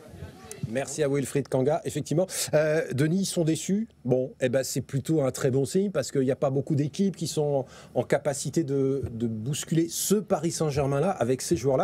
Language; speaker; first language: French; native; French